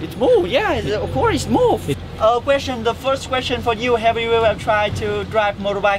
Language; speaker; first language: English; non-native, fluent; Vietnamese